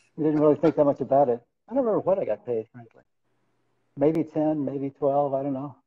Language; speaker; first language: English; native; English